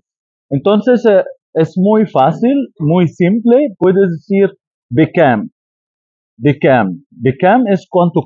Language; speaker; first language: Spanish; non-native, fluent; Arabic